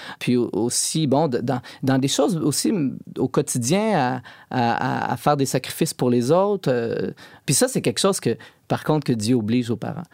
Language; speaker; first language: French; native; French